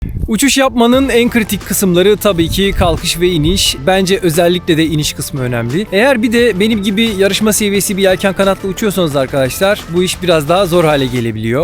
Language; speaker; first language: Turkish; native; Turkish